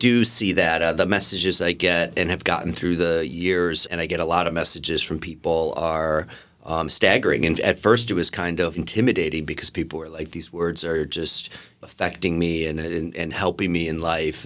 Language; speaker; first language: English; native; English